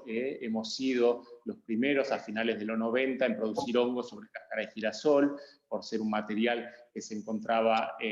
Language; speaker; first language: Spanish; native; Spanish